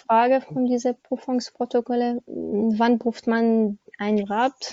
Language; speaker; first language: German; non-native, learner; Arabic